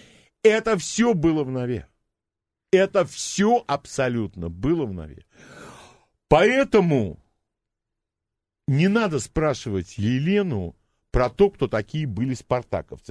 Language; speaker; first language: Russian; native; Russian